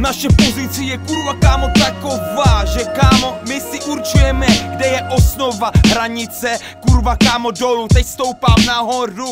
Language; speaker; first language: Czech; native; Czech